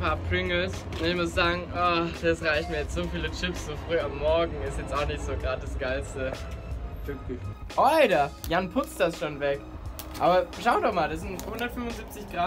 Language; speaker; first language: German; native; German